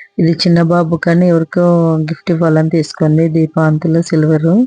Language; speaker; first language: Telugu; native; Telugu